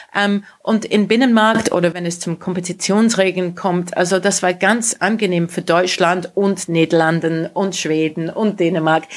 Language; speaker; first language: German; non-native, fluent; English